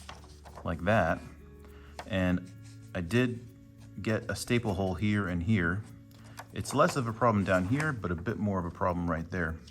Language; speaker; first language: English; native; English